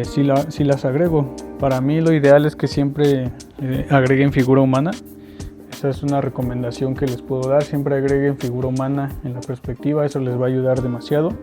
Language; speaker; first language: Spanish; native; Spanish